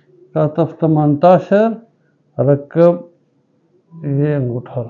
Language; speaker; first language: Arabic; non-native, learner; Urdu